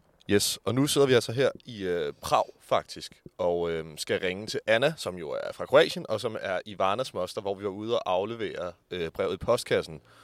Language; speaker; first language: Danish; native; Danish